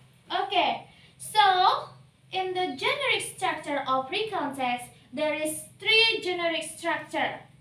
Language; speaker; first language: English; non-native, learner; Indonesian